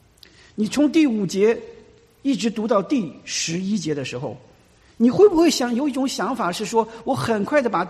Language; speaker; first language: Chinese; native; Chinese